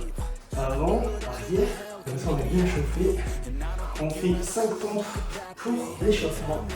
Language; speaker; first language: French; native; French